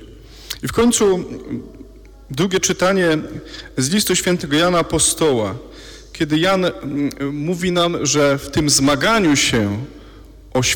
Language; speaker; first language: Polish; native; Polish